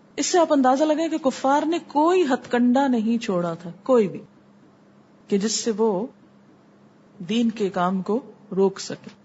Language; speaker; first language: Urdu; native; Urdu